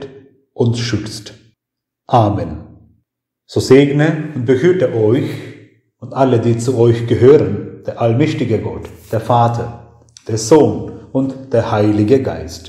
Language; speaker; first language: German; non-native, fluent; Malayalam